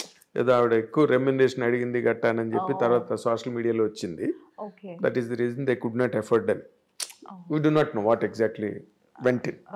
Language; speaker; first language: Telugu; native; Telugu